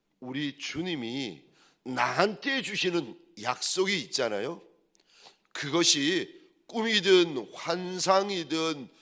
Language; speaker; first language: Korean; native; Korean